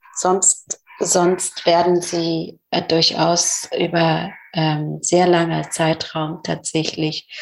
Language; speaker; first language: German; non-native, fluent; Persian